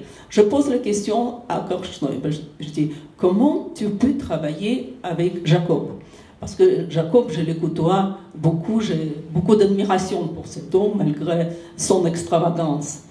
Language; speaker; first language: French; non-native, fluent; Russian